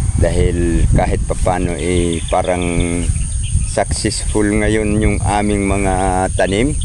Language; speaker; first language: Filipino; non-native, local second language; Cebuano